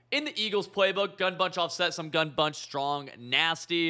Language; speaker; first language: English; native; English